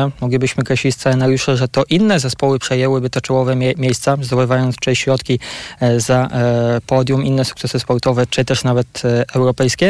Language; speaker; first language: Polish; native; Polish